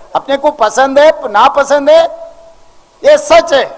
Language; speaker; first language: Hindi; non-native, local second language; Telugu